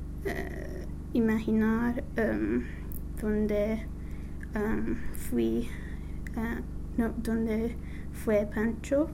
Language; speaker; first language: Spanish; non-native, learner; English